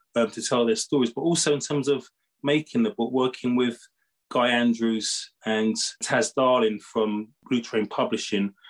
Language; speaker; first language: English; native; English